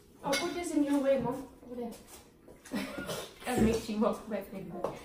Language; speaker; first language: English; non-native, learner; Thai